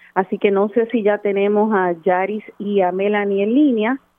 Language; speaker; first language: Spanish; native; Spanish